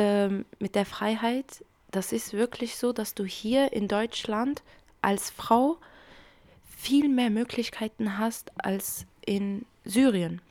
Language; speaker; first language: German; early bilingual, other home language; Kurdish